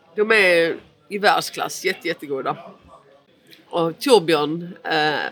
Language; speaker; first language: Swedish; early bilingual, other home language; Portuguese